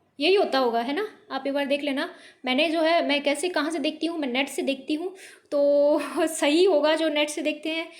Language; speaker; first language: Hindi; native; Hindi